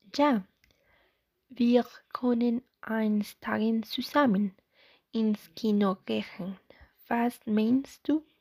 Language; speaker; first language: German; non-native, learner; Spanish